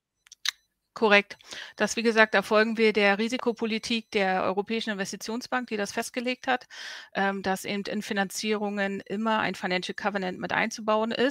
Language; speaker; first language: German; native; German